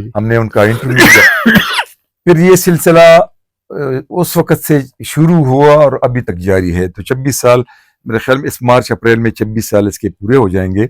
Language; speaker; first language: Urdu; non-native, local second language; Pashto